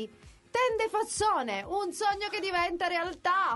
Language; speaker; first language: Italian; native; Italian